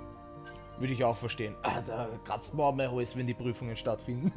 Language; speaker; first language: German; native; German